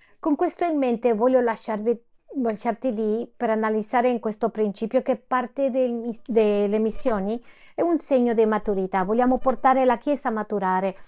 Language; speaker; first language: Italian; non-native, fluent; Spanish